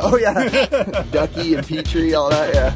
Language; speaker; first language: English; native; English